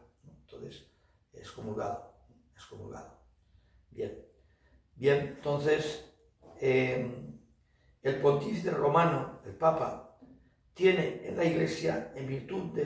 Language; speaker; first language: Spanish; native; Spanish